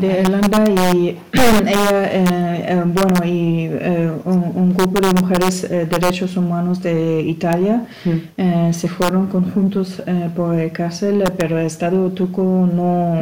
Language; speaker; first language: Spanish; non-native, learner; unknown